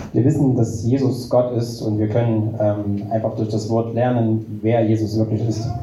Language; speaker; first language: German; native; German